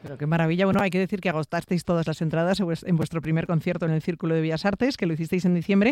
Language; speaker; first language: Spanish; native; Spanish